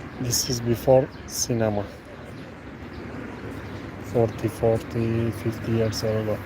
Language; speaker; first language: English; non-native, learner; Turkish